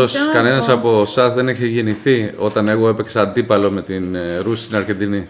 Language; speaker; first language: Greek; non-native, fluent; Spanish